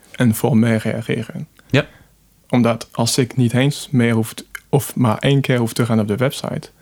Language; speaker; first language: Dutch; non-native, fluent; French